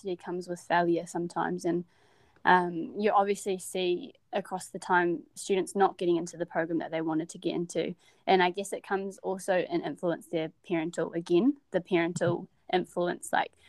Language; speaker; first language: English; native; English